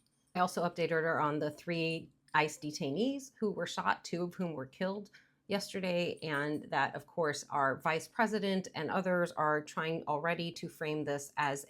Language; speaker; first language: English; native; English